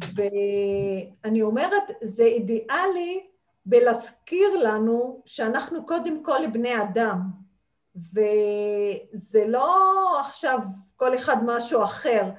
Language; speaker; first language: Hebrew; non-native, local second language; Arabic